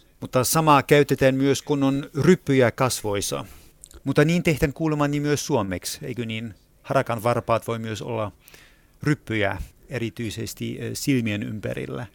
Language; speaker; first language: Finnish; non-native, fluent; German